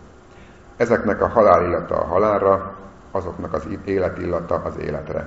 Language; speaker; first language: Hungarian; native; Hungarian